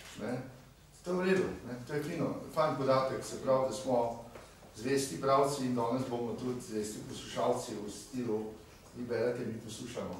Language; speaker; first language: Slovenian; native; Slovenian